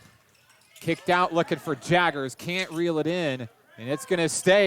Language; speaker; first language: English; native; English